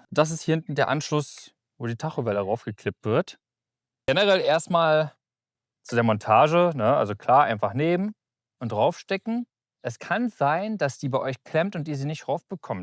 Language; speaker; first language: German; native; German